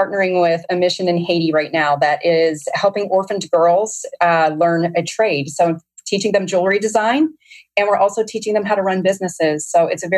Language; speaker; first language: English; native; English